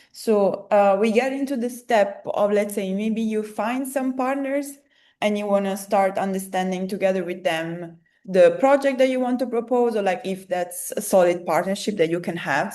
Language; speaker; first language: English; non-native, fluent; Italian